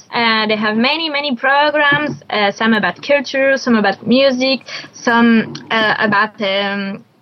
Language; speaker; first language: English; non-native, learner; French